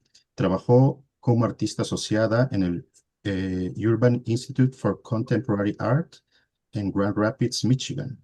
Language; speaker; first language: Spanish; native; Spanish